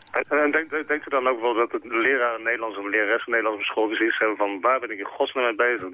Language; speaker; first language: Dutch; non-native, fluent; Armenian